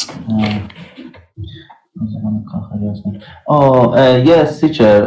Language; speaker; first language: English; non-native, learner; Persian